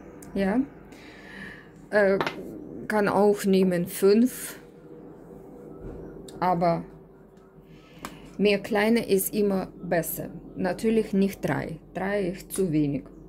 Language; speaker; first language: German; non-native, learner; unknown